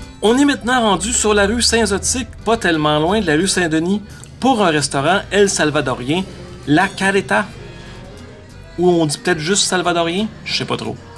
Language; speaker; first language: French; native; French